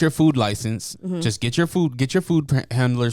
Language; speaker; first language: English; native; English